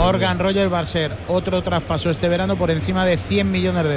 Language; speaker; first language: Spanish; native; Spanish